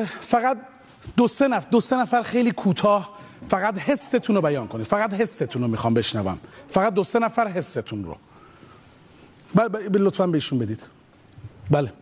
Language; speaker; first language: Persian; native; Persian